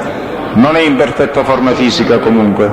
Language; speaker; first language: Italian; native; Italian